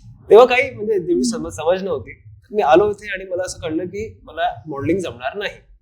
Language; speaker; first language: Marathi; non-native, local second language; Hindi